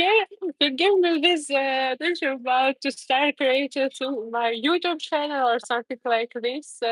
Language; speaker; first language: English; non-native, learner; Russian